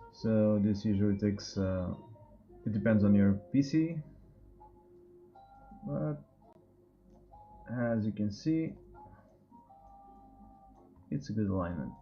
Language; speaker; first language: English; non-native, fluent; Portuguese